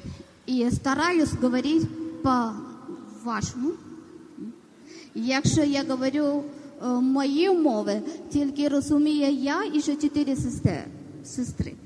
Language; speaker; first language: Ukrainian; non-native, learner; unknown